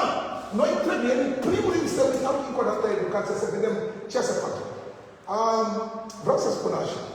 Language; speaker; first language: Romanian; non-native, learner; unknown